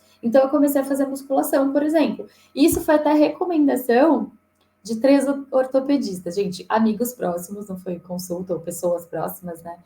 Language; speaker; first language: Portuguese; native; Portuguese